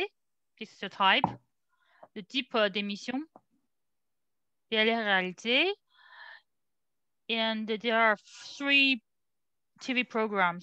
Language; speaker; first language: English; non-native, learner; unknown